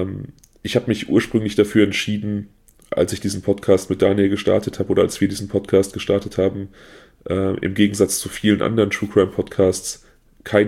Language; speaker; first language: German; native; German